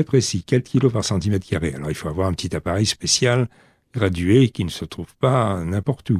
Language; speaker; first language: French; native; French